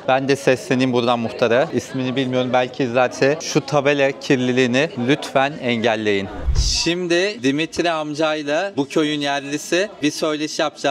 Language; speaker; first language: Turkish; native; Turkish